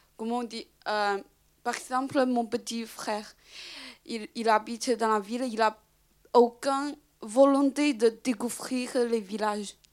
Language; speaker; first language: French; non-native, fluent; Chinese